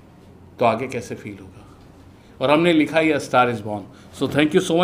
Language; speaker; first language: Hindi; native; Hindi